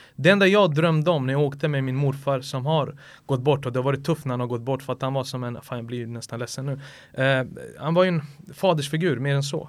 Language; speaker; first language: Swedish; early bilingual, other home language; Serbian